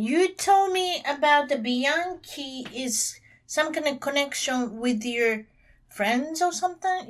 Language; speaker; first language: English; non-native, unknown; Japanese